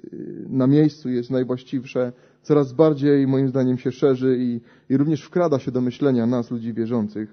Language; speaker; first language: Polish; native; Polish